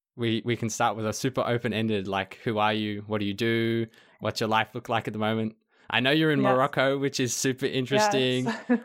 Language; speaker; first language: English; native; English